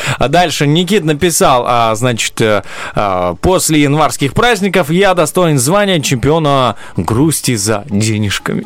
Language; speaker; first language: Russian; non-native, local second language; Romanian